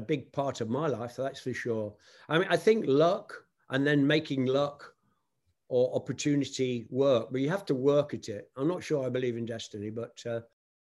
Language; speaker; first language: English; native; English